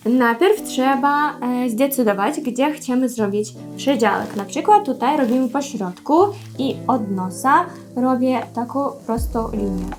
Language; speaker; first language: Polish; non-native, learner; Russian